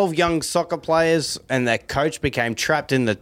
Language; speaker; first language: English; native; English